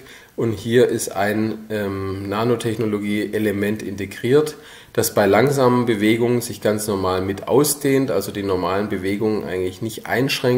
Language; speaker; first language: German; native; German